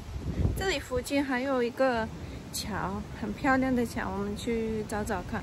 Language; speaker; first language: Chinese; non-native, fluent; Russian